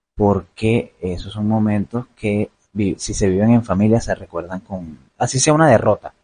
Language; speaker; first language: Spanish; native; Spanish